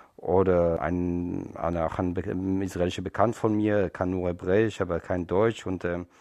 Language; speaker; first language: German; non-native, fluent; Hebrew